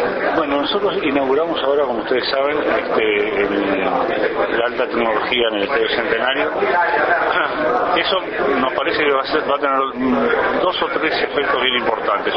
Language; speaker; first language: Spanish; native; Spanish